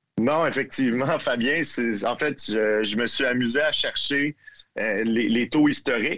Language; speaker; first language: French; native; French